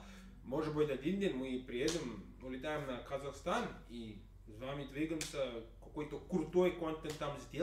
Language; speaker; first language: Russian; non-native, learner; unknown